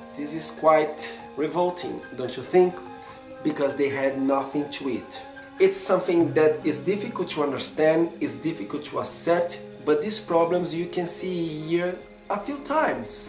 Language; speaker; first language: English; non-native, fluent; Portuguese